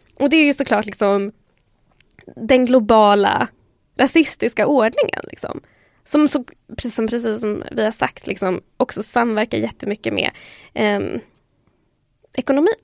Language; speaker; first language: Swedish; early bilingual, other home language; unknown